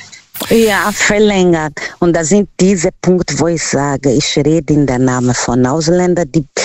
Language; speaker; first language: German; non-native, fluent; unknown